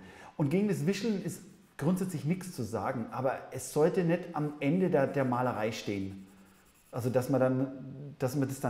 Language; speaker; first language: German; native; German